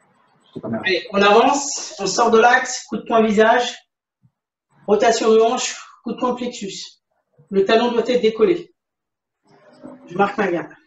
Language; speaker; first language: French; native; French